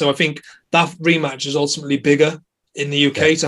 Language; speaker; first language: English; native; English